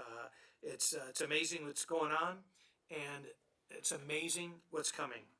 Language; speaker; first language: English; native; English